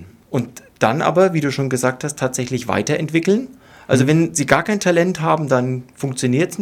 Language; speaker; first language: German; native; German